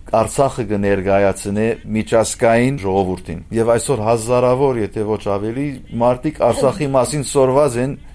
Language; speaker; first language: Armenian; early bilingual, heritage; Armenian